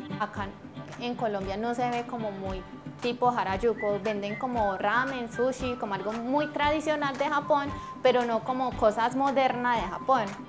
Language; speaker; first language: Spanish; early bilingual, heritage; Japanese